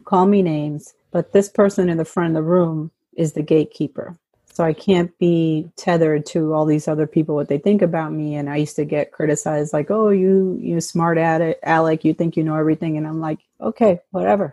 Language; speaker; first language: English; early bilingual, other home language; Spanish